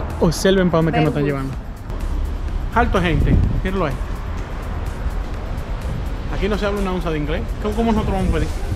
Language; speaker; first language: Spanish; native; Spanish